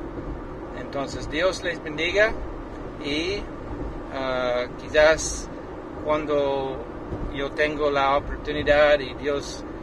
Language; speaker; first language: Spanish; non-native, learner; English